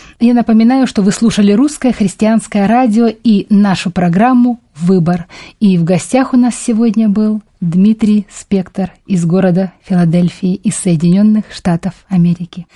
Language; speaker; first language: Russian; native; Russian